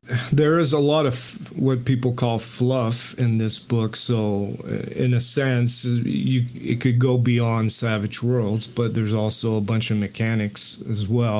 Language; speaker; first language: English; non-native, fluent; French